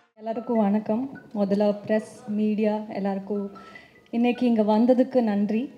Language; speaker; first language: Tamil; non-native, learner; Kannada